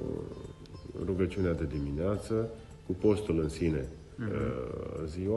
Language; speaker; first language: Romanian; non-native, local second language; Crimean Tatar